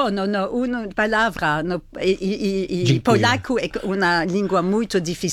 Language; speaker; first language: Portuguese; non-native, learner; French